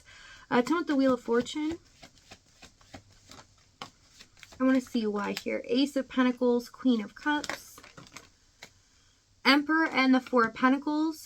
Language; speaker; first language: English; native; English